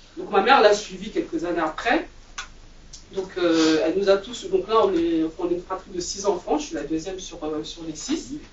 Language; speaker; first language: French; native; French